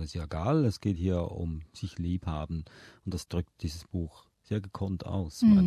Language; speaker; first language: German; native; German